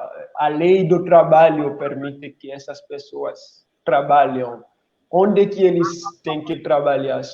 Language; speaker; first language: Portuguese; non-native, local second language; Haitian Creole